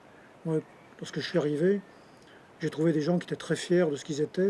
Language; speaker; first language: French; native; French